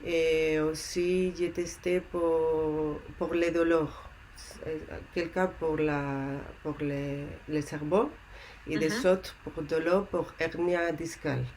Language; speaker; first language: French; non-native, learner; Spanish